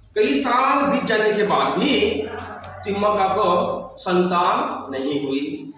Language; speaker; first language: Hindi; non-native, local second language; Kannada